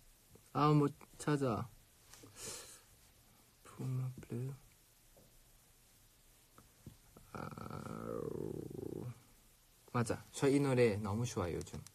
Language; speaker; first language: Korean; non-native, fluent; Thai